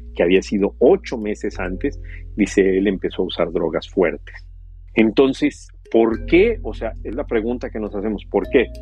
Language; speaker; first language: Spanish; native; Spanish